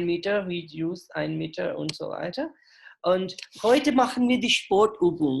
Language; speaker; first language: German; non-native, fluent; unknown